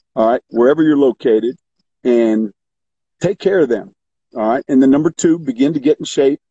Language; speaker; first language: English; native; English